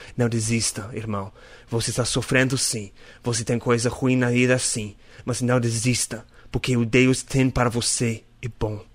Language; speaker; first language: Portuguese; non-native, learner; English